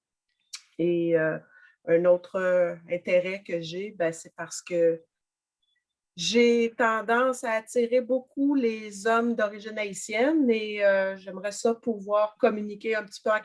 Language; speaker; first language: French; native; French